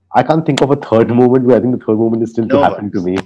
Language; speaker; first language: English; non-native, local second language; Hindi